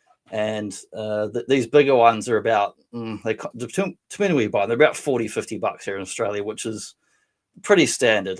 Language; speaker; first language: English; native; English